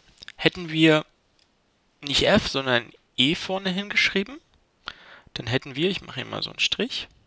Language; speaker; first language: German; native; German